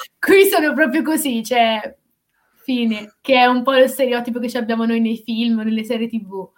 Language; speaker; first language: Italian; native; Italian